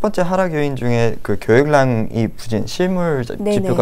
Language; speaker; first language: Korean; native; Korean